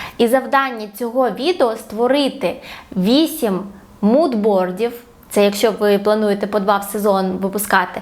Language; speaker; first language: Ukrainian; non-native, local second language; Russian